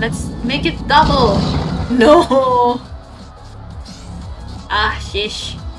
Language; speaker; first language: English; non-native, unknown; Indonesian